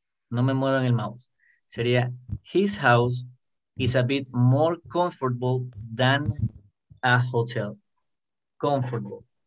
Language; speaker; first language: English; non-native, fluent; Spanish